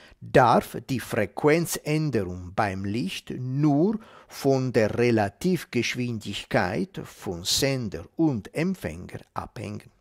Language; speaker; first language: German; non-native, fluent; Italian